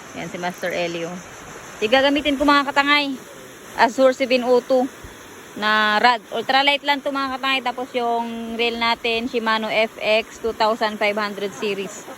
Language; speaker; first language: Filipino; native; Filipino